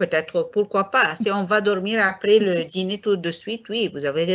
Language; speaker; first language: French; non-native, fluent; Arabic